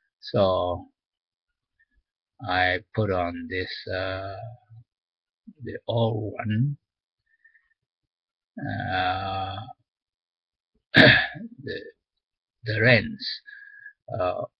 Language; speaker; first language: English; non-native, learner; Japanese